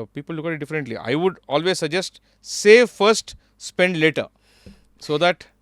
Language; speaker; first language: English; non-native, local second language; Kannada